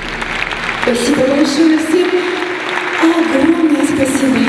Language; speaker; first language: Russian; non-native, local second language; Chechen